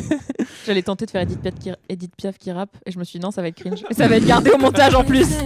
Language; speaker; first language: French; native; French